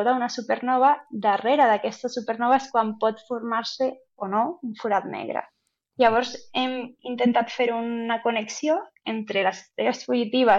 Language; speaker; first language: Catalan; non-native, local second language; Spanish